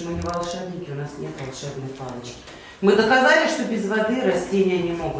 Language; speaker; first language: Russian; native; Russian